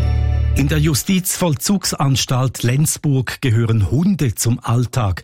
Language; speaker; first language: German; native; German